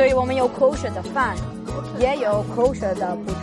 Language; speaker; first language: Chinese; non-native, learner; Hebrew